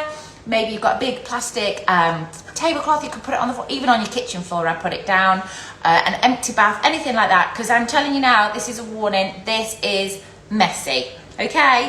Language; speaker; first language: English; native; English